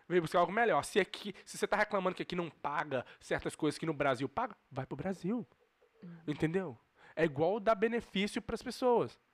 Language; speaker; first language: Portuguese; native; Portuguese